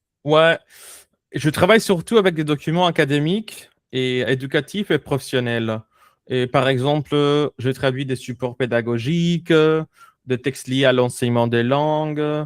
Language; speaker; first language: French; non-native, fluent; Spanish